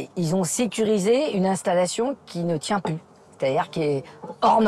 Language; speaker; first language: French; native; French